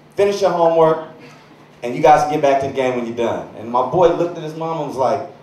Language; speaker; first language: English; native; English